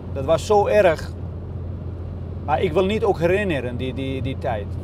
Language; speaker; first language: Dutch; non-native, learner; Kurdish